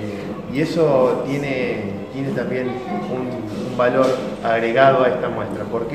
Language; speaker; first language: Spanish; native; Spanish